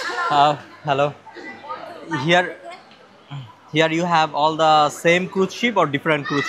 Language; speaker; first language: English; non-native, learner; Bangla